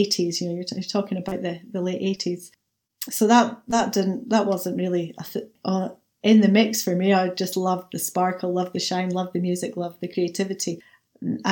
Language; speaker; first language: English; native; English